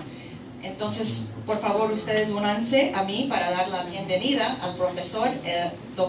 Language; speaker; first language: Spanish; non-native, fluent; English